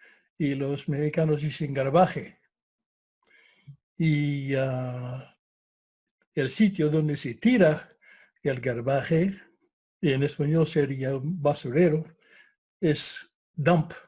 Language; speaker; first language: Spanish; non-native, fluent; English